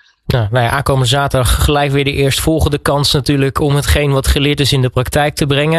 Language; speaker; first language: Dutch; native; Dutch